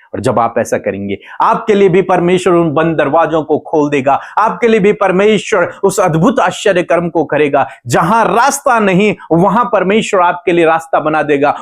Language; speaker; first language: Hindi; native; Hindi